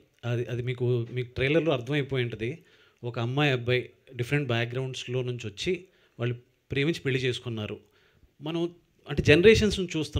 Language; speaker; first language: Telugu; native; Telugu